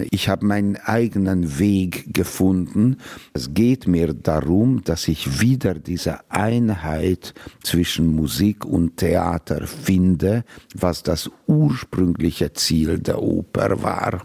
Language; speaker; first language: German; non-native, fluent; Hungarian